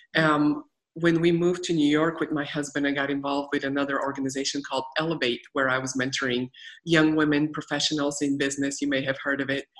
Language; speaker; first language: English; non-native, fluent; Bulgarian